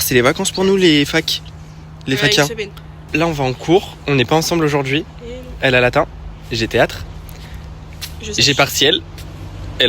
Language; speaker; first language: French; native; French